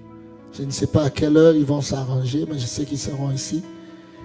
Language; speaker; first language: French; non-native, local second language; Lingala